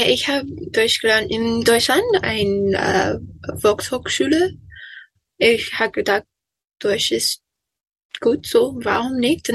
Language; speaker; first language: German; non-native, learner; English